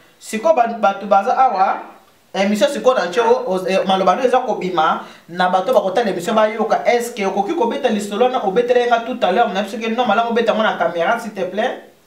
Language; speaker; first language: Lingala; native; Lingala